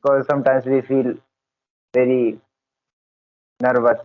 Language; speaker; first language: English; non-native, learner; Hindi